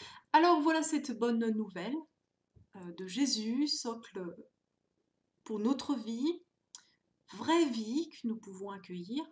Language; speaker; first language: French; native; French